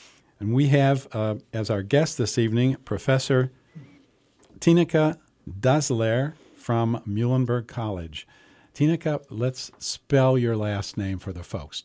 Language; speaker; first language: English; native; English